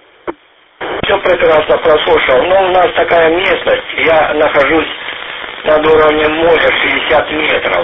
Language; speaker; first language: Russian; native; Russian